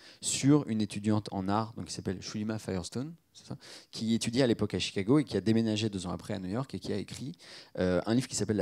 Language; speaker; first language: French; native; French